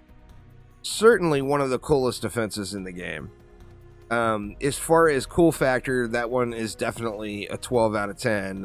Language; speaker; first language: English; native; English